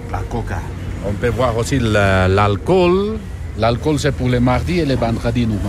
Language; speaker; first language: French; non-native, learner; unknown